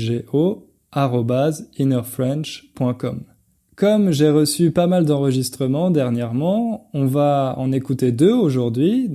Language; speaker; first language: French; native; French